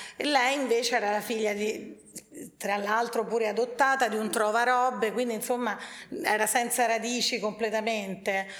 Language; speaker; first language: Italian; native; Italian